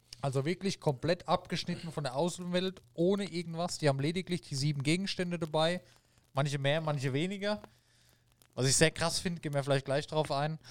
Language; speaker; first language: German; native; German